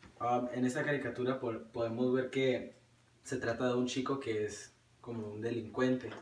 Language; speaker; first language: Spanish; early bilingual, heritage; Spanish